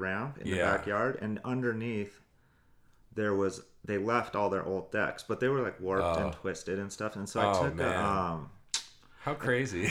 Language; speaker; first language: English; native; English